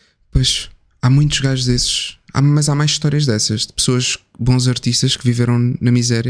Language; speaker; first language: Portuguese; native; Portuguese